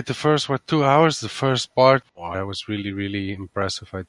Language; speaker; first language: English; non-native, fluent; Dutch